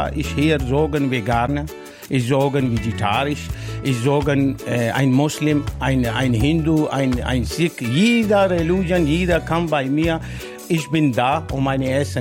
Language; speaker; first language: German; non-native, learner; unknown